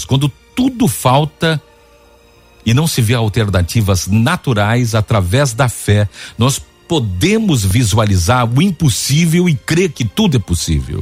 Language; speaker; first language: Portuguese; native; Portuguese